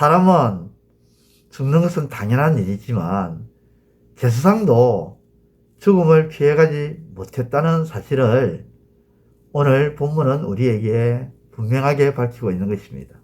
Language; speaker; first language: Korean; native; Korean